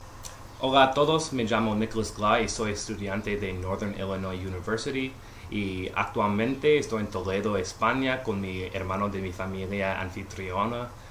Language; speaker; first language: Spanish; non-native, learner; English